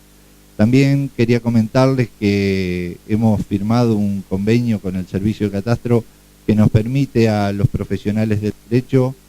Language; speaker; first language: Spanish; native; Spanish